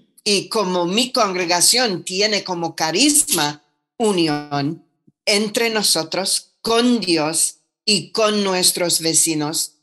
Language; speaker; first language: Spanish; non-native, fluent; English